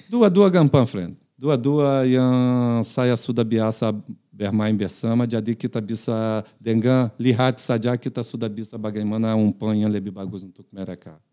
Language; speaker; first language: Indonesian; non-native, fluent; Portuguese